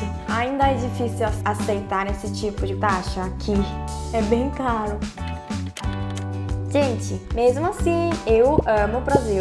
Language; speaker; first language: Portuguese; non-native, fluent; Korean